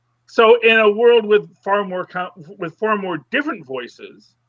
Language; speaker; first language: English; native; English